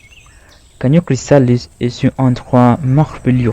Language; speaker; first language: French; non-native, learner; Spanish